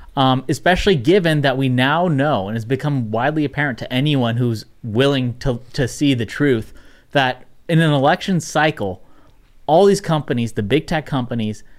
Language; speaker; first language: English; native; English